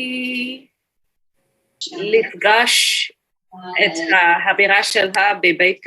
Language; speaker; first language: Hebrew; non-native, learner; English